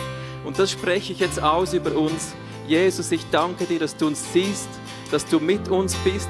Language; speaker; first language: German; native; German